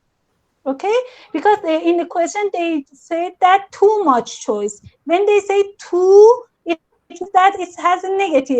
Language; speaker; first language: English; non-native, learner; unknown